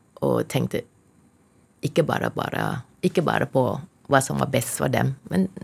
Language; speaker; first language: Norwegian; non-native, fluent; Malay